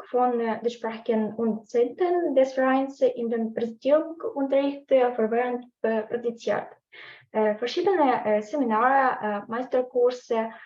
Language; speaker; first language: German; non-native, learner; Ukrainian